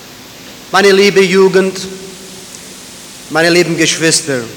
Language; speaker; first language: German; early bilingual, heritage; German